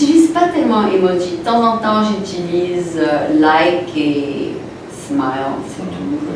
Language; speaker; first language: French; non-native, fluent; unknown